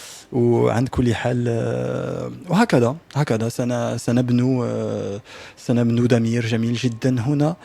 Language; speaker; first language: Arabic; non-native, learner; French